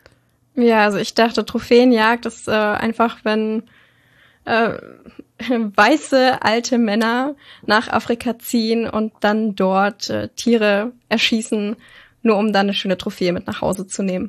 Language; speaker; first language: German; native; German